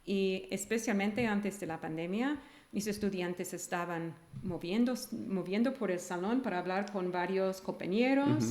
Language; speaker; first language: Spanish; non-native, fluent; English